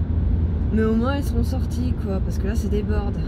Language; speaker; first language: French; native; French